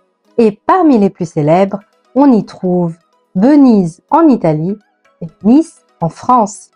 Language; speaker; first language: French; non-native, fluent; Italian